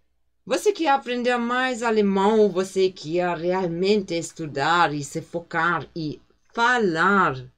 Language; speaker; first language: Portuguese; non-native, fluent; German